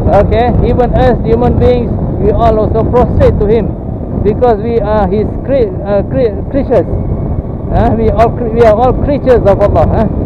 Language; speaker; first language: English; non-native, local second language; Malay